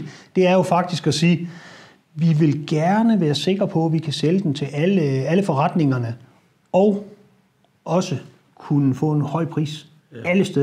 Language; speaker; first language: Danish; native; Danish